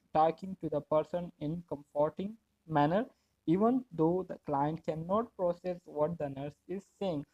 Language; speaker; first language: English; non-native, local second language; Urdu